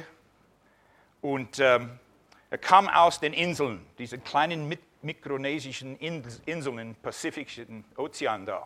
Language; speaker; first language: German; non-native, fluent; English